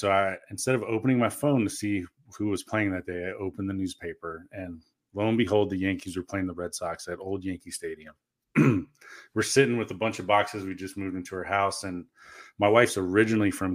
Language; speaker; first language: English; early bilingual, other home language; Korean